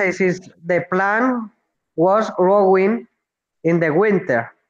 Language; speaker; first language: English; non-native, learner; Spanish